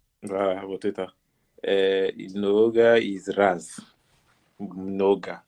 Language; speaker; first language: Russian; non-native, learner; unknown